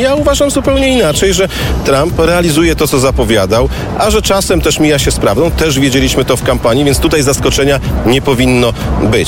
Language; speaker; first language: Polish; native; Polish